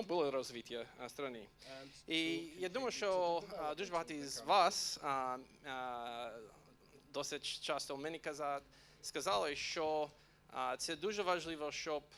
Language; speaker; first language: Ukrainian; non-native, fluent; English